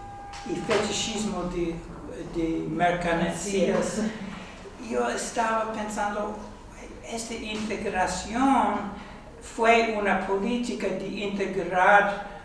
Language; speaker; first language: Spanish; non-native, fluent; English